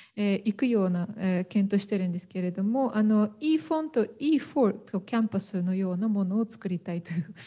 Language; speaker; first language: Japanese; non-native, fluent; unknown